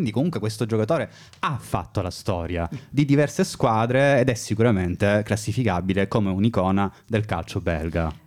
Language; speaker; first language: Italian; native; Italian